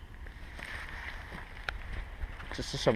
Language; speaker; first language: Chinese; non-native, learner; English